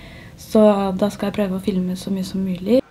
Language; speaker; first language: Norwegian; non-native, fluent; French